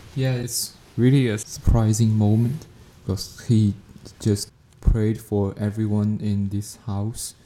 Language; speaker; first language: English; non-native, learner; Chinese